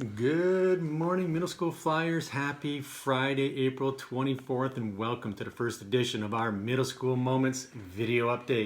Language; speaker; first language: English; native; English